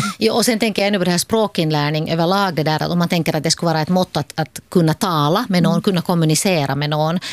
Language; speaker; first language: Swedish; native; Swedish